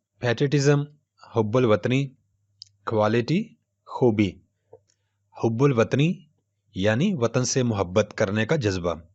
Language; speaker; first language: Urdu; non-native, local second language; Punjabi